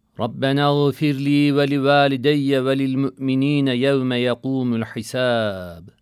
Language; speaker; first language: Arabic; non-native, fluent; Turkish